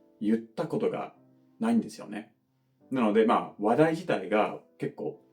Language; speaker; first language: Japanese; non-native, fluent; English